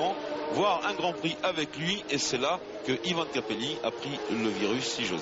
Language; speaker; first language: French; native; French